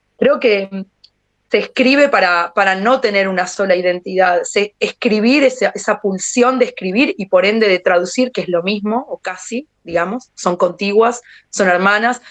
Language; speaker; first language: Spanish; native; Spanish